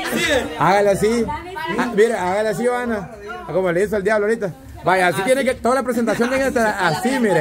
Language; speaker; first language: Spanish; native; Spanish